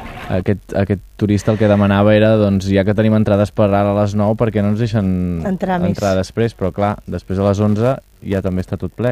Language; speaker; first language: Catalan; native; Catalan